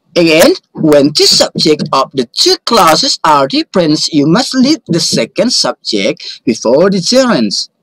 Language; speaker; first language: English; non-native, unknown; Indonesian